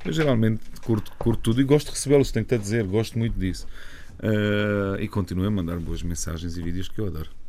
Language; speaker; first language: Portuguese; non-native, fluent; Bosnian